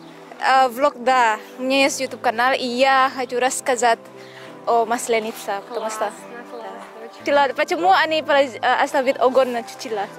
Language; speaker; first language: Russian; non-native, learner; Indonesian